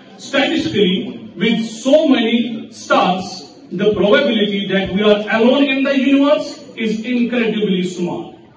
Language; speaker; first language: English; non-native, local second language; Kashmiri